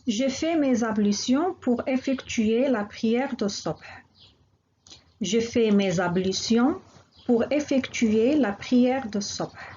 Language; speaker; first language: French; non-native, local second language; Arabic